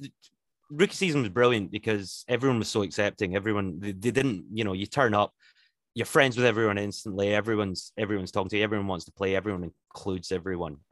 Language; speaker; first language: English; native; English